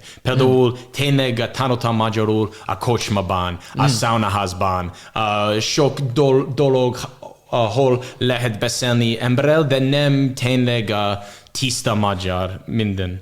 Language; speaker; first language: Hungarian; non-native, learner; English